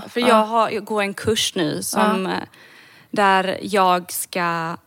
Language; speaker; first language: Swedish; early bilingual, other home language; Serbian